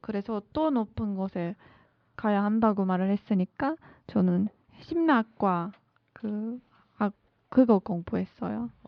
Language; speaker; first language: Korean; non-native, learner; Turkish